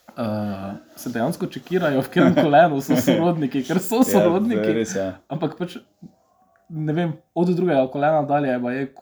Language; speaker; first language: Slovenian; early bilingual, other home language; Serbian